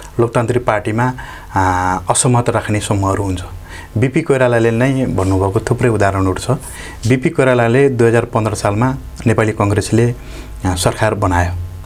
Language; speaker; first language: Nepali; native; Nepali